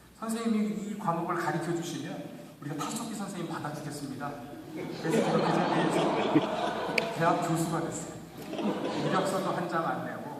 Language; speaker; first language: Korean; native; Korean